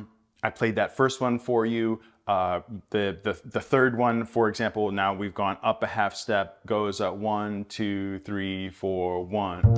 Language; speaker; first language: English; native; English